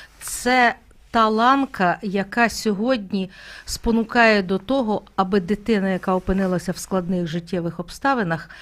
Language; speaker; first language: Ukrainian; native; Ukrainian